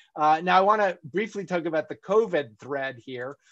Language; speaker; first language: English; native; English